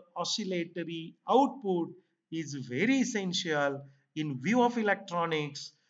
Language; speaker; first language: English; non-native, local second language; Marathi